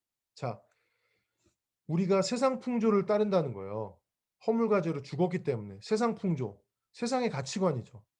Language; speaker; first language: Korean; native; Korean